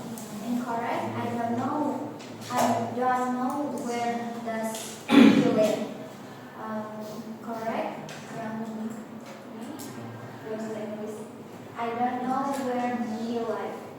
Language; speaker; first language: English; non-native, learner; Indonesian